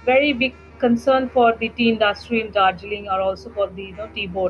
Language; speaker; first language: English; non-native, local second language; Bangla